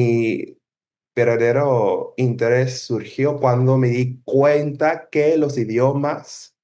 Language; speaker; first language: Spanish; non-native, fluent; English